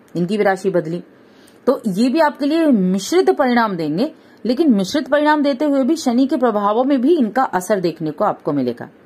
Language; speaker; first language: Hindi; native; Hindi